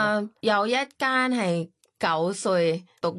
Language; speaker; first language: Cantonese; non-native, fluent; Thai